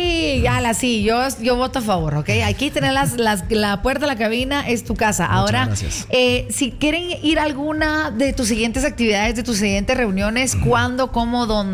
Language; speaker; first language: Spanish; native; Spanish